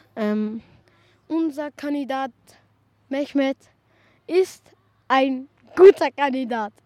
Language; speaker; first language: German; native; German